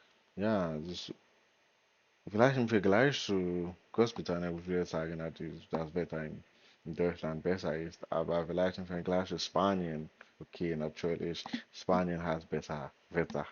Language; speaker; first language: German; non-native, learner; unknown